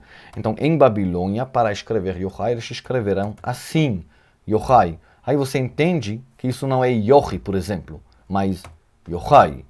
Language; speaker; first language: Portuguese; non-native, fluent; Hebrew